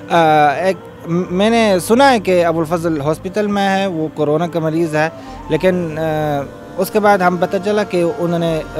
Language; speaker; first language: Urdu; non-native, fluent; Arabic